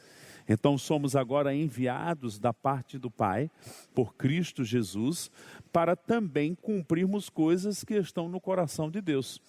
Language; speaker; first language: Portuguese; native; Portuguese